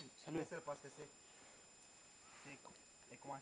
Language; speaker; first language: French; non-native, learner; Bulgarian